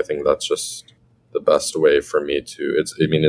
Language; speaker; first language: English; native; English